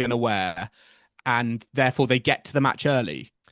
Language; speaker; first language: English; native; English